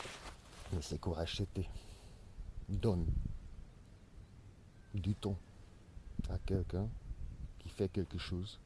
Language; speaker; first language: French; non-native, learner; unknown